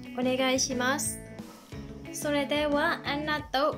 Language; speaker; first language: Japanese; non-native, learner; Burmese